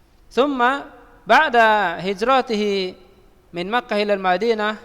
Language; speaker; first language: Arabic; non-native, fluent; Indonesian